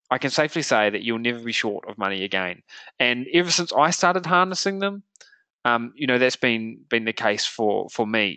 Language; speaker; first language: English; native; English